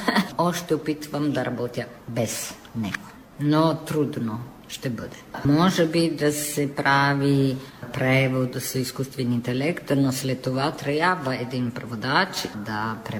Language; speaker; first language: Bulgarian; non-native, fluent; Italian